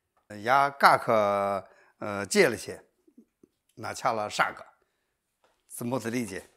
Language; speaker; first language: Russian; non-native, learner; Chinese